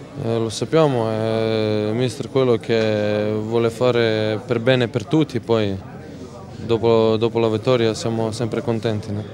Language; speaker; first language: Italian; non-native, fluent; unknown